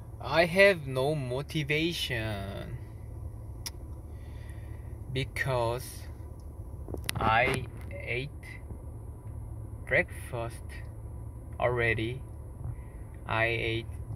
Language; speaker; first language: English; non-native, learner; Korean